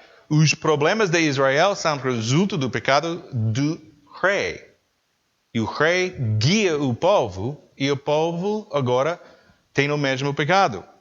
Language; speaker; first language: Portuguese; non-native, learner; English